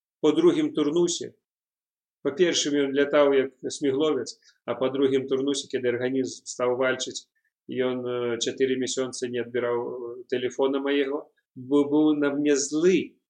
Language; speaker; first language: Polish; non-native, learner; Belarusian